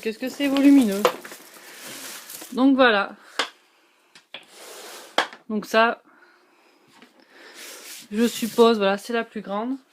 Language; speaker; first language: French; native; French